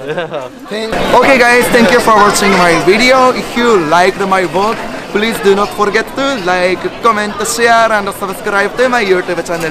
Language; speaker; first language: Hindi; non-native, fluent; Japanese